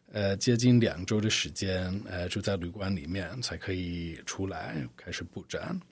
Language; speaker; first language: Chinese; non-native, fluent; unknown